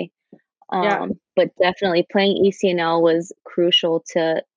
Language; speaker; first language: English; native; English